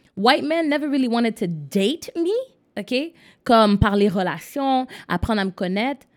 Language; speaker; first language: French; non-native, local second language; English